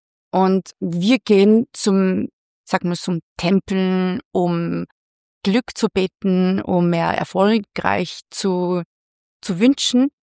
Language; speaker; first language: German; non-native, fluent; Chinese